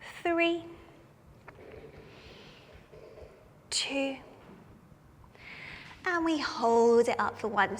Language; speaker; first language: English; native; English